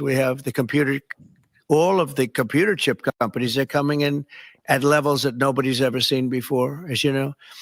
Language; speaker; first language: English; native; English